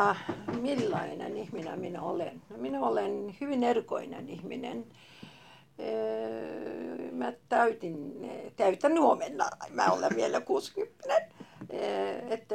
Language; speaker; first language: Finnish; non-native, fluent; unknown